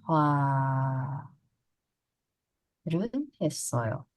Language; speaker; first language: Korean; non-native, learner; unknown